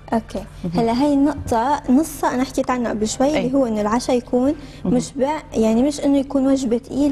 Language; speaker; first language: Arabic; native; Arabic